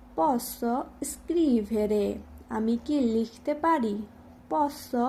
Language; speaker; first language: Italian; non-native, fluent; Bangla